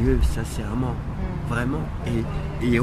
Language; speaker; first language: French; native; French